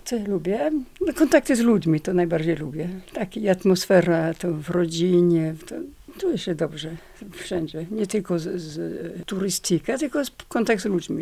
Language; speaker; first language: Polish; non-native, learner; French